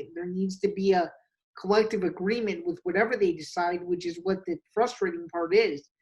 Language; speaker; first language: English; native; English